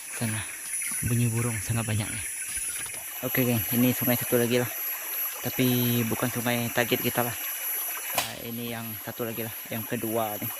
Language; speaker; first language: Malay; non-native, local second language; Iban